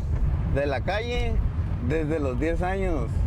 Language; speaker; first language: Spanish; native; Spanish